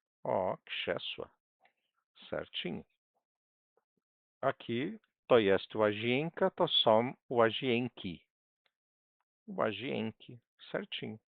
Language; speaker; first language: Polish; non-native, fluent; Portuguese